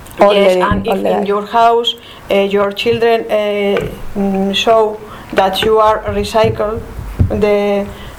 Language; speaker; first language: English; non-native, learner; Spanish